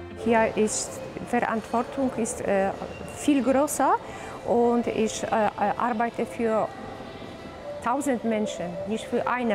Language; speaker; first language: German; non-native, learner; Polish